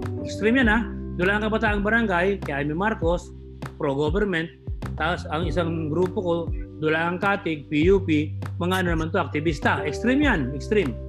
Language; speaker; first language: Filipino; non-native, local second language; Bikol